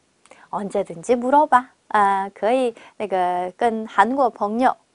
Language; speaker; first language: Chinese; non-native, fluent; Korean